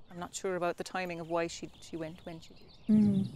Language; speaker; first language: English; native; English